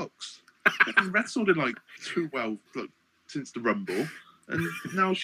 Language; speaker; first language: English; native; English